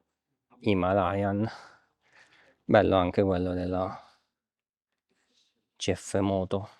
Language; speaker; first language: Italian; native; Italian